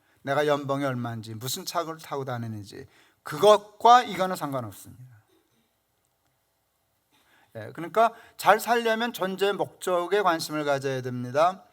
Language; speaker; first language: Korean; native; Korean